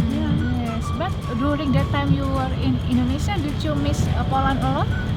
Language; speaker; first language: English; non-native, learner; Indonesian